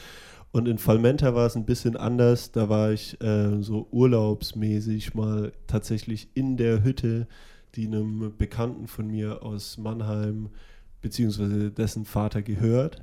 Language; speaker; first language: German; native; German